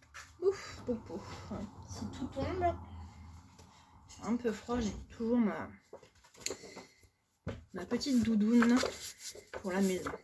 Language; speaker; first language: French; native; French